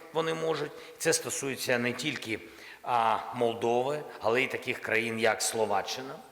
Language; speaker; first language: Ukrainian; non-native, local second language; Russian